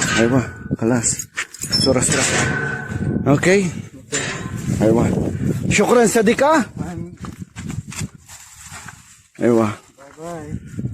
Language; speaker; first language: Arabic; non-native, learner; Filipino